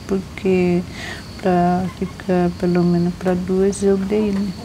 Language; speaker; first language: Portuguese; non-native, local second language; Guarani